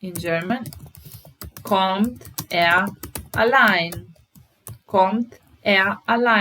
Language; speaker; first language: German; non-native, fluent; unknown